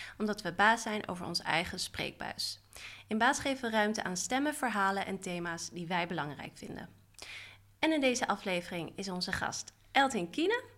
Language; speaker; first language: Dutch; early bilingual, other home language; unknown